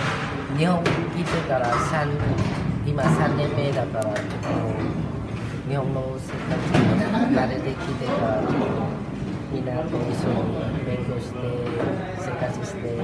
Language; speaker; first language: Japanese; non-native, learner; Vietnamese